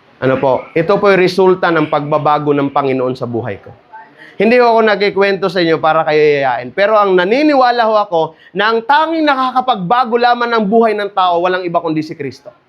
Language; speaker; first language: Filipino; non-native, local second language; Cebuano